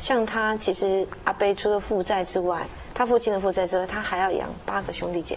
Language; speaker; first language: Chinese; native; Chinese